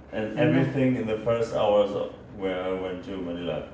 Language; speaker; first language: English; non-native, fluent; German